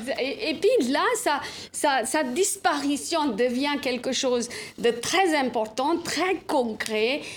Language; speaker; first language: French; non-native, fluent; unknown